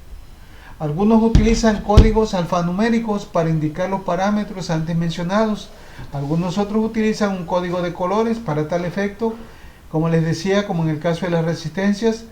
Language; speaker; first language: Spanish; native; Spanish